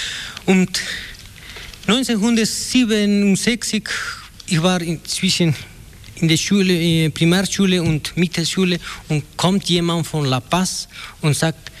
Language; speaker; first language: German; non-native, learner; Spanish